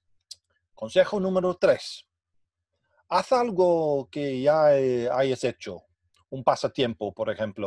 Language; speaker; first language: Spanish; non-native, fluent; English